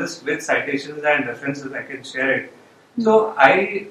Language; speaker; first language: English; non-native, local second language; Marathi